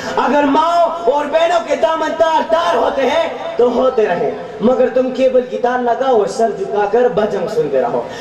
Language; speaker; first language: Urdu; non-native, local second language; Pashto